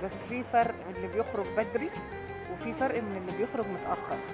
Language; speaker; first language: Arabic; native; Arabic